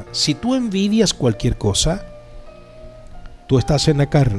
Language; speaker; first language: Spanish; native; Spanish